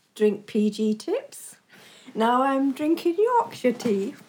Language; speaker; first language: English; native; English